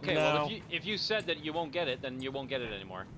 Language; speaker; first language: English; native; English